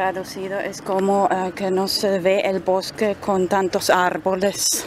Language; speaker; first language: Spanish; non-native, fluent; German